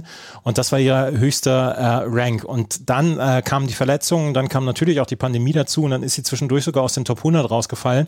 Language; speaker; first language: German; native; German